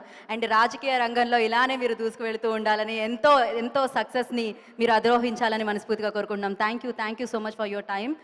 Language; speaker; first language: Telugu; native; Telugu